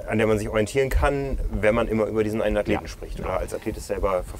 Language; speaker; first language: German; native; German